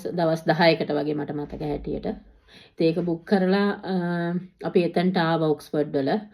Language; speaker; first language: Sinhala; native; Sinhala